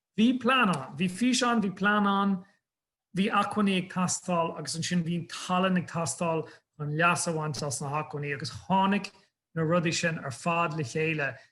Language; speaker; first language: Irish; non-native, local second language; English